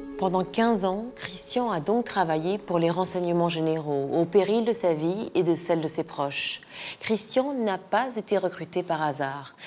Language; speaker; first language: French; native; French